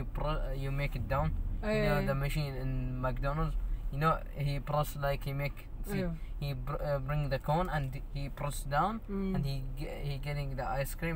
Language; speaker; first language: English; non-native, learner; Arabic